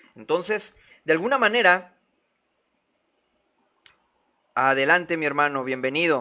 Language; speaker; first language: Spanish; native; Spanish